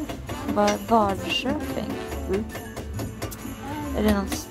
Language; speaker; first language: Swedish; non-native, learner; Japanese